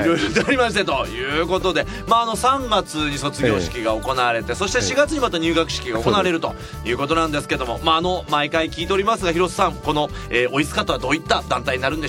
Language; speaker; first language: Japanese; native; Japanese